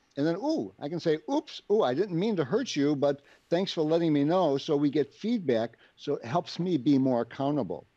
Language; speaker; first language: English; native; English